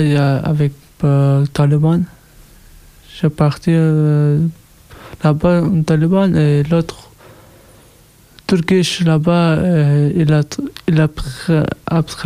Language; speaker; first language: French; non-native, learner; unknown